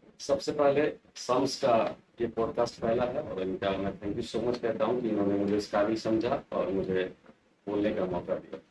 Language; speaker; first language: Hindi; native; Hindi